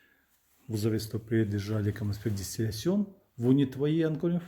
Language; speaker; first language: French; non-native, learner; Russian